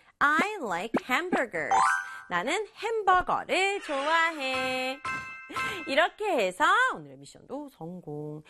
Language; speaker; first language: Korean; native; Korean